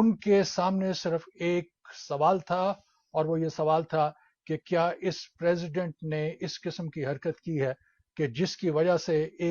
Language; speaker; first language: Urdu; native; Urdu